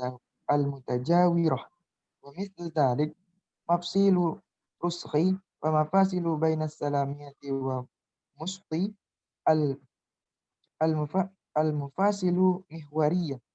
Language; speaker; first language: Arabic; non-native, learner; Indonesian